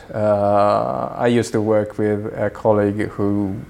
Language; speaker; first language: English; early bilingual, other home language; Swedish